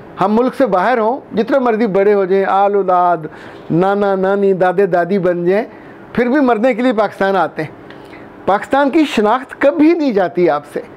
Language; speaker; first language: Urdu; non-native, local second language; Punjabi